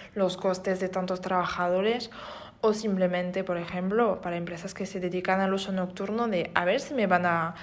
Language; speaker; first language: Spanish; non-native, fluent; French